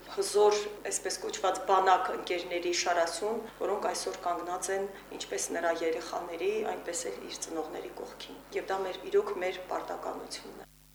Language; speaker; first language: Armenian; native; Armenian